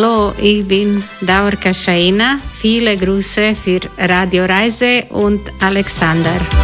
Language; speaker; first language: German; non-native, learner; Croatian